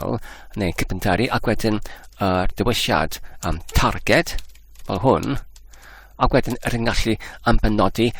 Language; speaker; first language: Welsh; non-native, fluent; English